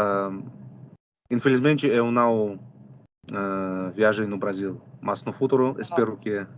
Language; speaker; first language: Portuguese; non-native, fluent; Russian